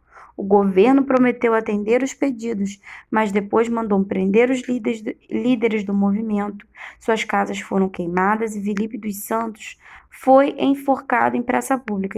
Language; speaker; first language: Portuguese; native; Portuguese